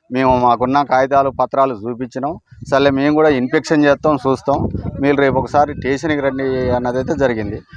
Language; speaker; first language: Telugu; native; Telugu